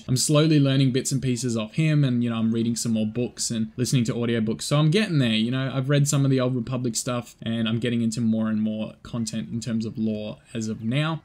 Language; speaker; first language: English; native; English